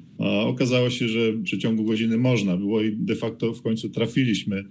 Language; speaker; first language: Polish; native; Polish